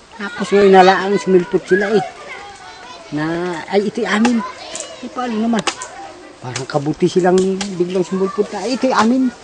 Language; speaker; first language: Filipino; non-native, local second language; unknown